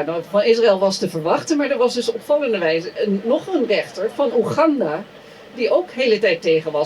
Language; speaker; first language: Dutch; native; Dutch